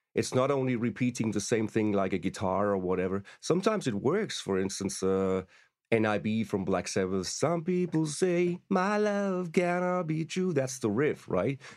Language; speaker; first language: English; non-native, fluent; German